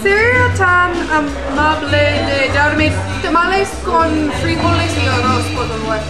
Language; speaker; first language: Spanish; non-native, learner; English